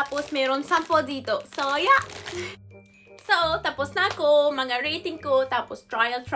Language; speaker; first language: Filipino; non-native, learner; English